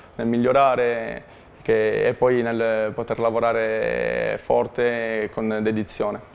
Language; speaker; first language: Italian; native; Italian